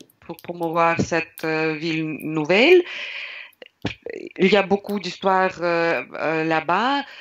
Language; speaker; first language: French; non-native, learner; Russian